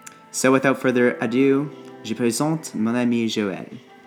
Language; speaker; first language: French; non-native, fluent; English